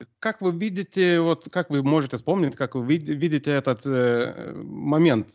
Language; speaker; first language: Russian; non-native, local second language; Lithuanian